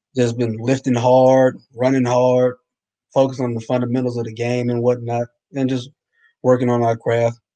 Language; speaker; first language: English; native; English